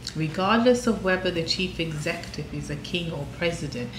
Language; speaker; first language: English; native; English